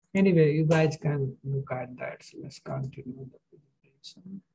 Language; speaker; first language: English; non-native, local second language; Hindi